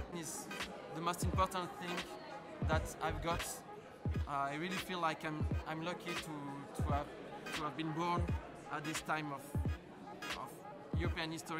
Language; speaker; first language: English; non-native, fluent; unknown